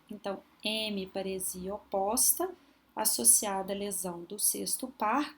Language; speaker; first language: Portuguese; native; Portuguese